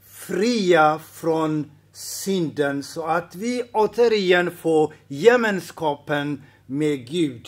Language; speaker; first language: Swedish; non-native, fluent; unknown